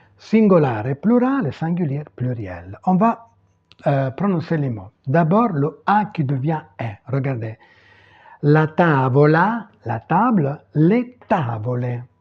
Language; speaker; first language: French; non-native, fluent; Italian